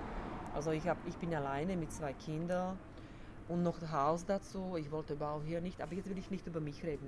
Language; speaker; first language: German; non-native, fluent; Slovak